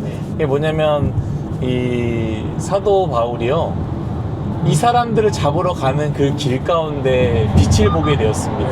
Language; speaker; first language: Korean; native; Korean